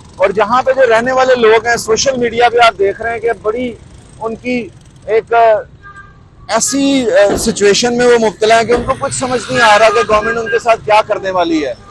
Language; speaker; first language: Urdu; non-native, local second language; Punjabi